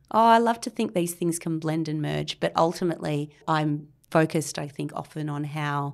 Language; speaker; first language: English; native; English